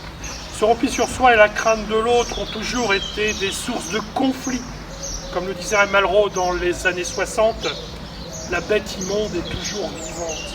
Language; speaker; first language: French; native; French